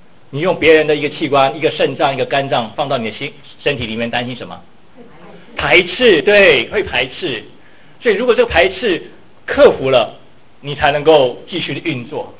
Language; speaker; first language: Chinese; native; Chinese